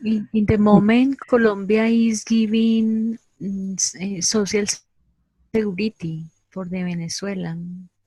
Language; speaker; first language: English; non-native, learner; Spanish